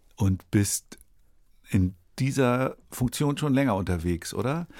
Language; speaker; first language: German; native; German